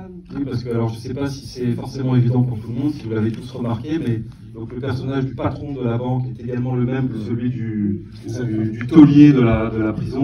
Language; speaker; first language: French; native; French